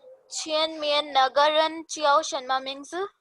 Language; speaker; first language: Chinese; non-native, learner; Urdu